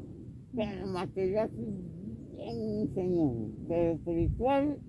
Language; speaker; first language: Spanish; non-native, local second language; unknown